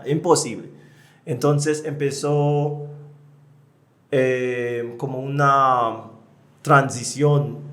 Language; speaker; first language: Spanish; non-native, fluent; English